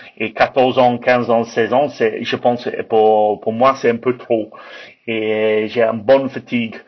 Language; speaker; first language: French; non-native, learner; English